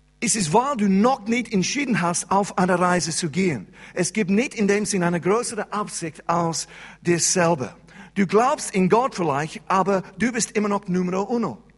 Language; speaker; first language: German; non-native, fluent; English